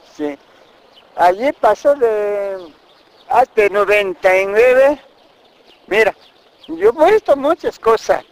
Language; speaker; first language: Spanish; non-native, local second language; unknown